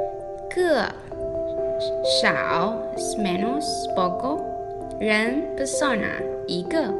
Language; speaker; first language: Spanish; non-native, learner; Chinese